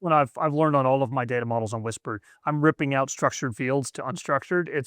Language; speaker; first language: English; native; English